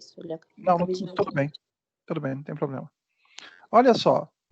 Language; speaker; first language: Portuguese; native; Portuguese